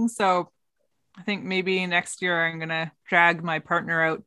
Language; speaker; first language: English; native; English